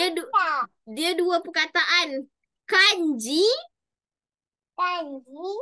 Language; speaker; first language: Malay; native; Malay